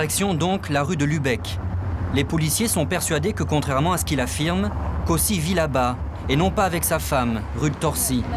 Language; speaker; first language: French; native; French